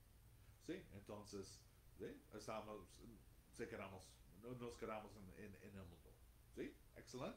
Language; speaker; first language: Spanish; non-native, fluent; English